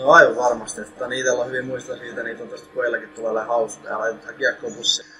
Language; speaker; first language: Finnish; native; Finnish